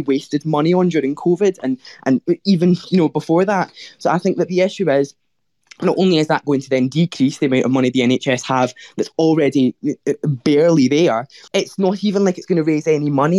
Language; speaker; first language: English; native; English